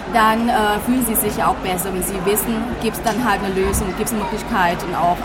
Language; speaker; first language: German; non-native, fluent; Thai